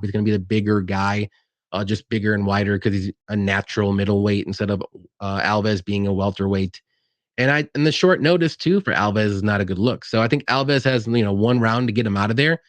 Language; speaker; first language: English; native; English